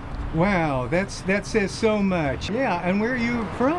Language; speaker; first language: English; native; English